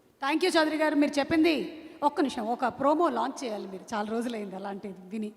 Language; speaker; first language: Telugu; native; Telugu